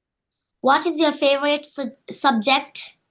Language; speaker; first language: English; non-native, learner; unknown